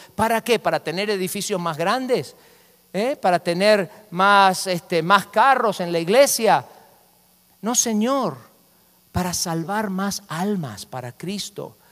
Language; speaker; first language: Spanish; native; Spanish